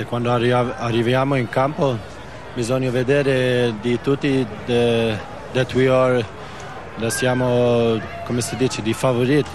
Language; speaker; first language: Italian; non-native, learner; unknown